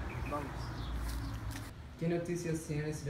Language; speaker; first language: Spanish; non-native, learner; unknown